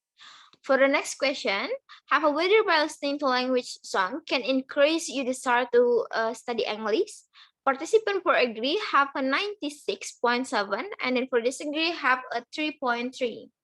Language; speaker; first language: English; non-native, learner; Indonesian